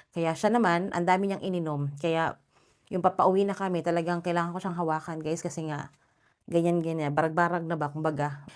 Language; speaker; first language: Filipino; native; Filipino